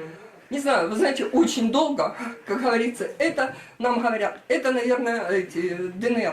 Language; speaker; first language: Russian; native; Russian